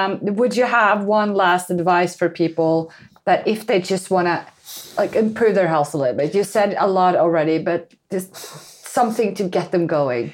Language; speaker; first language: English; non-native, fluent; Norwegian